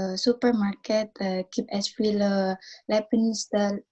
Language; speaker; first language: German; non-native, learner; Indonesian